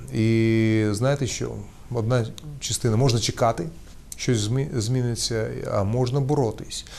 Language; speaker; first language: Ukrainian; non-native, local second language; Russian